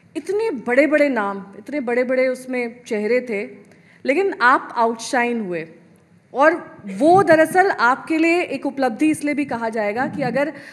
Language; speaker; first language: Hindi; native; Hindi